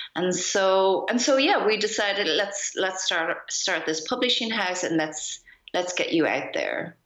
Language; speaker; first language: English; native; English